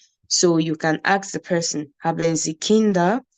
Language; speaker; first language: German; non-native, fluent; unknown